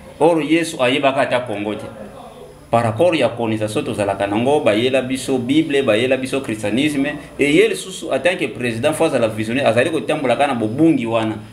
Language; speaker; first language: Lingala; non-native, local second language; Kongo